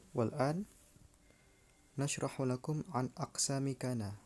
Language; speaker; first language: Arabic; non-native, learner; Indonesian